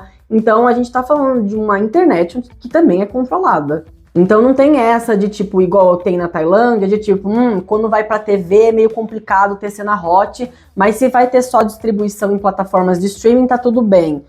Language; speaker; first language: Portuguese; native; Portuguese